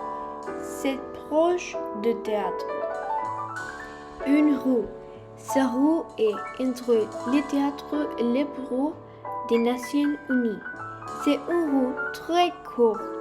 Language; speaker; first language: French; non-native, learner; Spanish